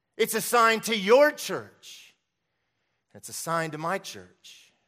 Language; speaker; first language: English; early bilingual, other home language; Hungarian